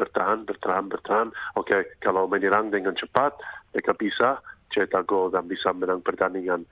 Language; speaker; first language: Indonesian; non-native, fluent; English